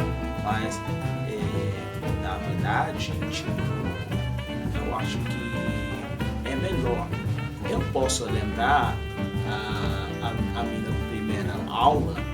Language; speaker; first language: Portuguese; non-native, learner; English